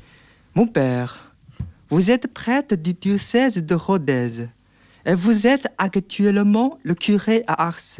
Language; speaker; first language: French; non-native, fluent; Chinese